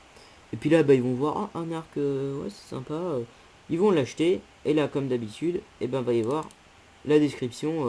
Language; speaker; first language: French; native; French